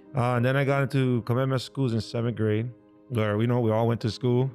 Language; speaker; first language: English; native; English